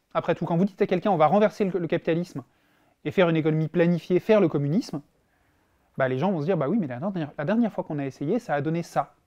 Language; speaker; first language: French; native; French